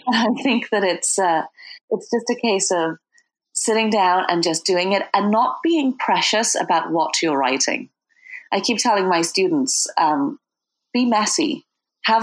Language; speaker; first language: English; native; English